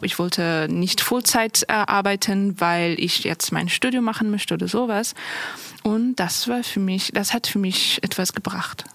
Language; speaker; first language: German; non-native, local second language; Persian